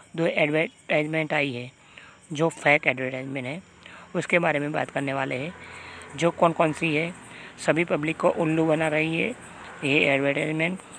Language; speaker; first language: Hindi; non-native, local second language; Gujarati